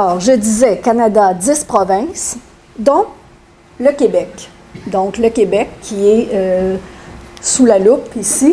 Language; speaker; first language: French; native; French